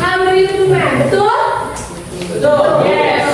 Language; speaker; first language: English; non-native, fluent; Indonesian